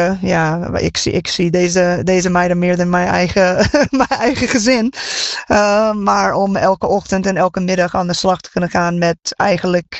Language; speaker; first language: Dutch; non-native, fluent; English